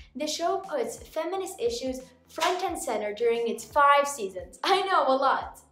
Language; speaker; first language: English; native; English